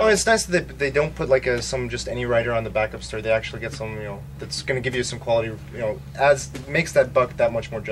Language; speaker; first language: English; native; English